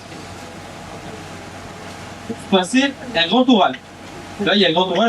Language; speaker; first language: French; native; French